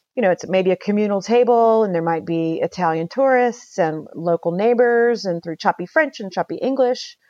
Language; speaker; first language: English; native; English